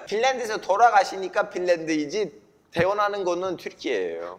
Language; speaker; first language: Korean; non-native, fluent; Turkish